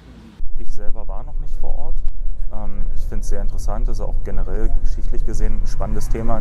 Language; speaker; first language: German; native; German